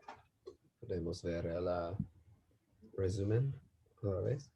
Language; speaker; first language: Spanish; non-native, learner; English